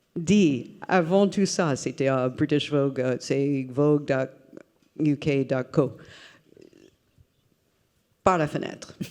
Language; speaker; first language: French; non-native, fluent; English